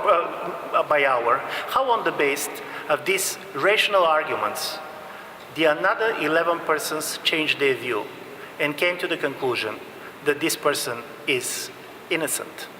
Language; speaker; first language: English; non-native, fluent; Bulgarian